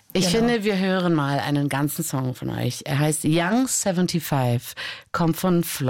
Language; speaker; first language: German; native; German